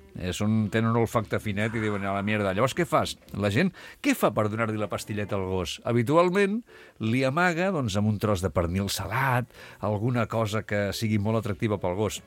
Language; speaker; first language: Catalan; native; Catalan